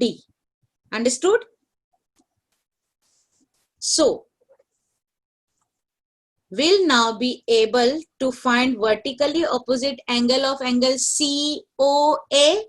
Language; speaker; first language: English; non-native, local second language; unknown